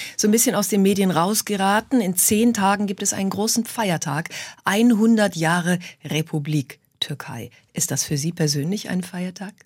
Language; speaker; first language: German; native; German